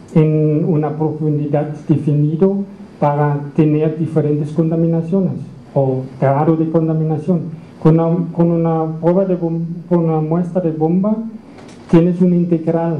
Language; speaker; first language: Spanish; non-native, learner; German